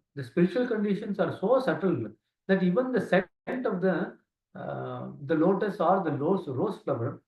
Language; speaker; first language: English; non-native, local second language; Kannada